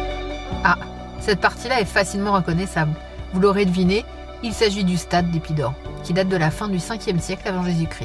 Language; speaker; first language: French; native; French